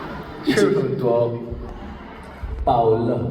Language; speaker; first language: Chinese; non-native, learner; Korean